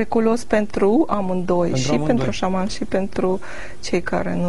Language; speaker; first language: Romanian; non-native, learner; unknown